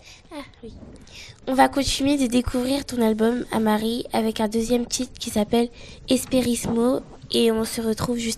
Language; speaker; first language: French; native; French